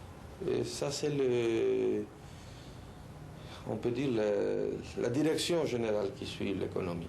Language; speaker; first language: French; non-native, fluent; Spanish